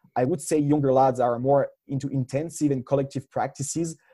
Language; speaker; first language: English; non-native, fluent; French